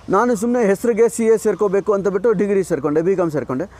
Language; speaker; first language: Kannada; non-native, fluent; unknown